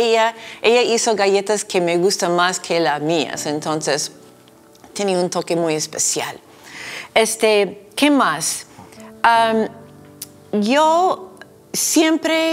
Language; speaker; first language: Spanish; non-native, fluent; English